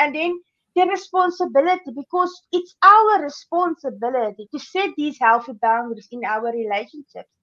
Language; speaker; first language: English; non-native, local second language; Afrikaans